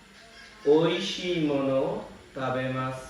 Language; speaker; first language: Japanese; non-native, fluent; Bangla